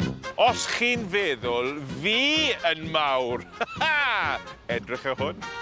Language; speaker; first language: Welsh; non-native, learner; English